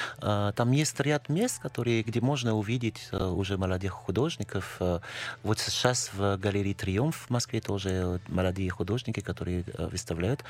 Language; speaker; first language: Russian; non-native, fluent; French